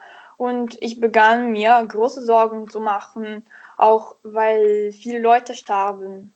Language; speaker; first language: German; non-native, learner; Italian